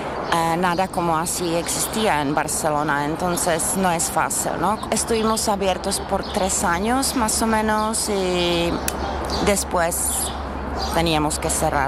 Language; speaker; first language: Spanish; non-native, learner; Czech